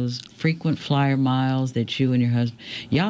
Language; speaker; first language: English; native; English